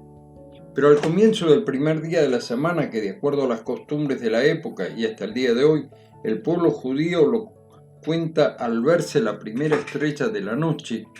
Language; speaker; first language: Spanish; native; Spanish